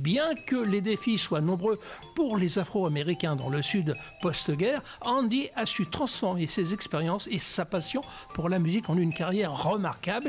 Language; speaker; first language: French; native; French